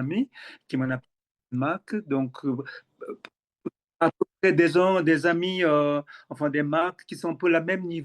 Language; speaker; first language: French; non-native, fluent; Korean